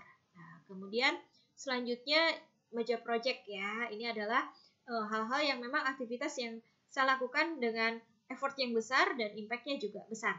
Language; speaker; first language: Indonesian; native; Indonesian